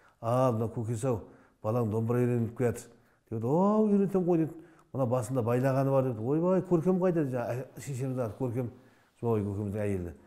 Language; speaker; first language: Kazakh; native; Kazakh